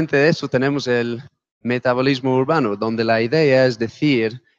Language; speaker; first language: Spanish; non-native, fluent; English